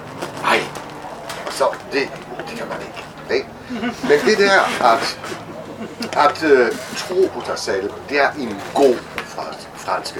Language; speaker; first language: Danish; non-native, fluent; French